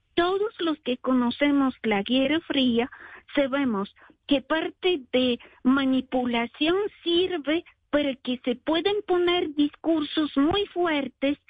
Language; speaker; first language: Spanish; non-native, fluent; Bulgarian